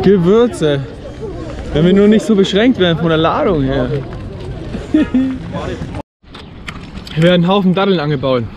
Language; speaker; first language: German; native; German